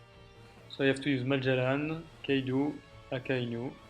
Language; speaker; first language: English; non-native, learner; French